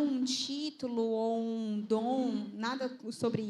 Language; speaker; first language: Portuguese; native; Portuguese